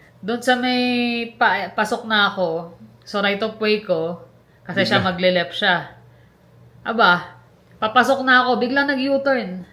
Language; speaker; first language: Filipino; native; Filipino